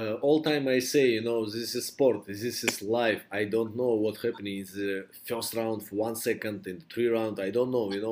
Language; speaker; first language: English; non-native, learner; Russian